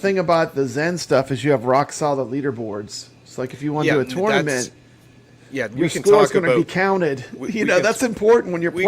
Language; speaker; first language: English; native; English